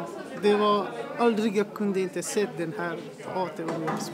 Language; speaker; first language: Swedish; non-native, learner; Persian